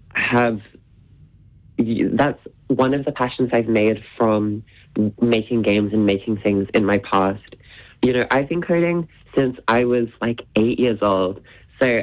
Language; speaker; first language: English; native; English